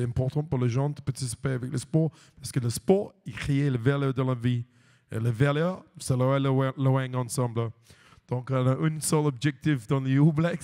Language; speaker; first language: French; non-native, learner; English